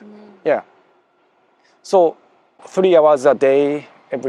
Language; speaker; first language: English; non-native, fluent; Japanese